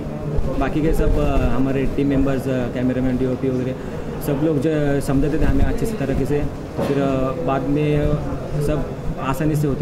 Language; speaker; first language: Hindi; non-native, local second language; Marathi